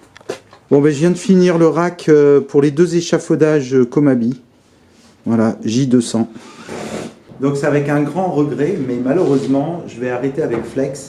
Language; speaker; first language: French; native; French